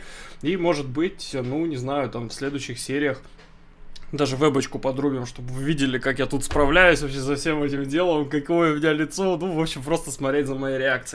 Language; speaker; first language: Russian; native; Russian